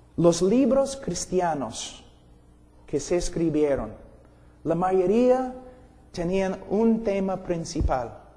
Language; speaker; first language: Spanish; non-native, fluent; English